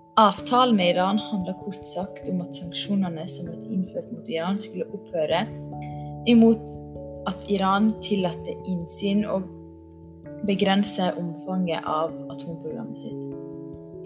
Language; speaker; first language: Norwegian; native; Norwegian